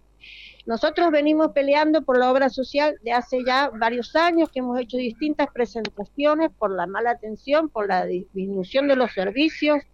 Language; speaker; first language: Spanish; native; Spanish